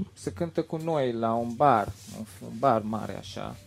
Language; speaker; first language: Romanian; early bilingual, heritage; Romanian